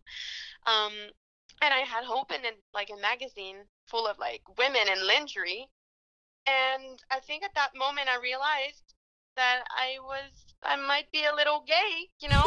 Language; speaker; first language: English; non-native, fluent; French